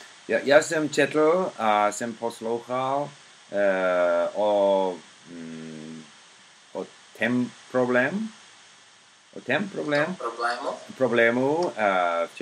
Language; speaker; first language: Czech; non-native, learner; English